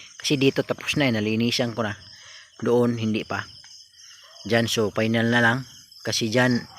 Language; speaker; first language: Filipino; non-native, local second language; Cebuano